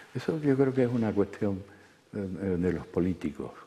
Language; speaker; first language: Spanish; native; Spanish